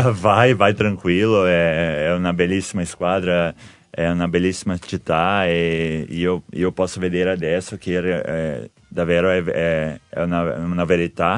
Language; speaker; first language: Italian; non-native, learner; Portuguese